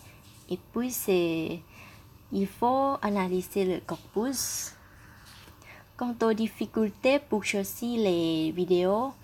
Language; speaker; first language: French; non-native, fluent; Thai